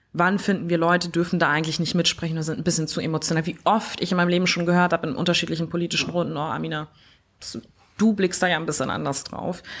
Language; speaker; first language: German; early bilingual, other home language; French